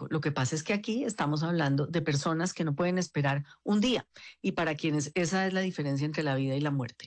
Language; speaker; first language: Spanish; native; Spanish